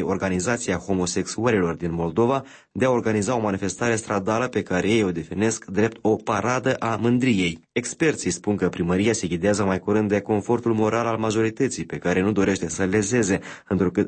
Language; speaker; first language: Romanian; native; Romanian